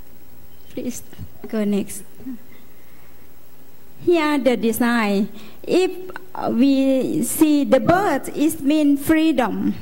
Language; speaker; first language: English; non-native, learner; Lao